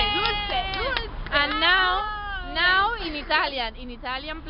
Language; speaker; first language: English; non-native, learner; Spanish